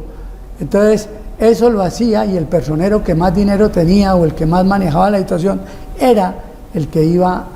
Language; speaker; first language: Spanish; native; Spanish